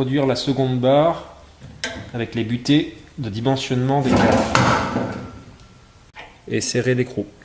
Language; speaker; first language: French; native; French